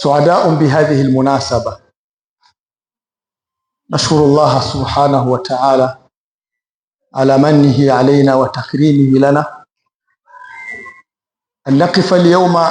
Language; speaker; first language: Arabic; non-native, fluent; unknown